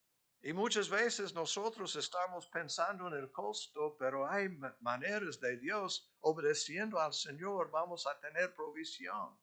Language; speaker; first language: Spanish; non-native, fluent; English